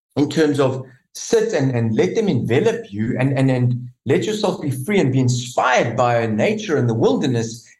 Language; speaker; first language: English; native; English